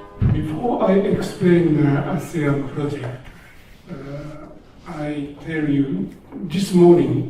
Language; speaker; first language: English; non-native, learner; Japanese